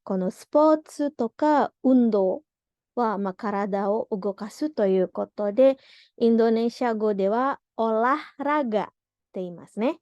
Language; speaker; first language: Japanese; non-native, fluent; Indonesian